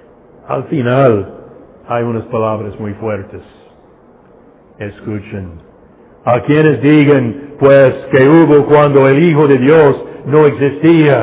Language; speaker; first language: Spanish; non-native, fluent; English